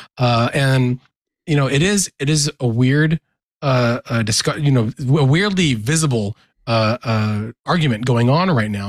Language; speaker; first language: English; native; English